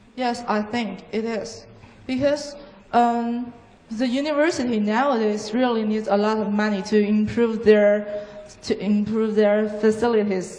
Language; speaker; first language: English; non-native, fluent; Chinese